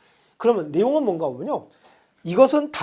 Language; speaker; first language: Korean; native; Korean